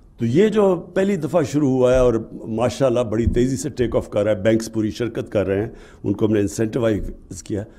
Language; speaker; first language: Urdu; native; Urdu